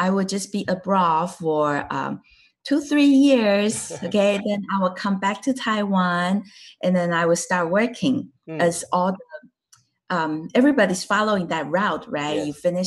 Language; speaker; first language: English; non-native, fluent; Chinese